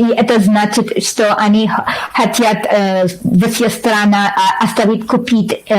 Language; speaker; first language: Russian; non-native, learner; English